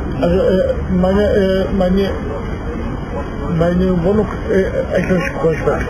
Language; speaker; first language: German; non-native, learner; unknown